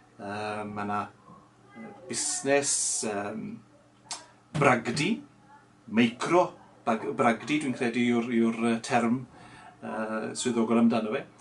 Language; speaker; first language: Welsh; native; Welsh